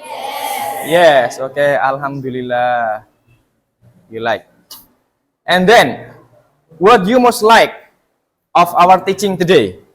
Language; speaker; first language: English; non-native, fluent; Indonesian